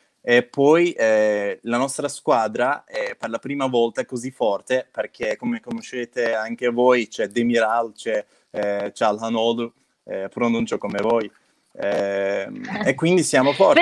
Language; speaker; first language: Italian; non-native, fluent; Turkish